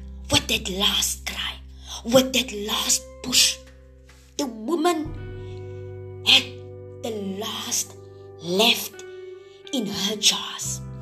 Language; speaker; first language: English; non-native, local second language; Afrikaans